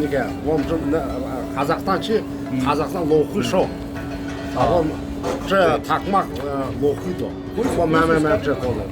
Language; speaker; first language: Chinese; early bilingual, heritage; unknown